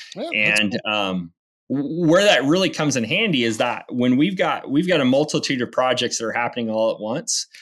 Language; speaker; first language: English; native; English